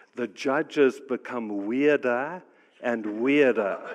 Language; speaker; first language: English; native; English